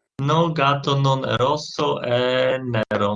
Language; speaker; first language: Italian; non-native, learner; Polish